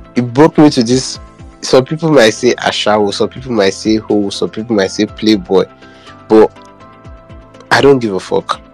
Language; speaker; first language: English; non-native, local second language; Igbo